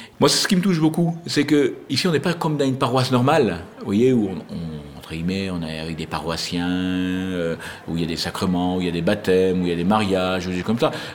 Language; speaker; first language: French; native; French